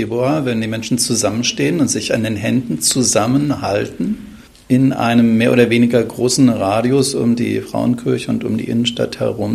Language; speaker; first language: German; native; German